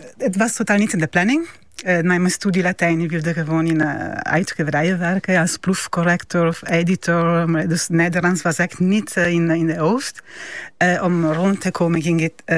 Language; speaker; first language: Dutch; non-native, fluent; Italian